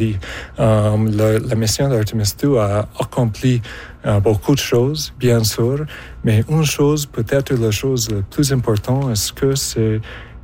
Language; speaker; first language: French; native; French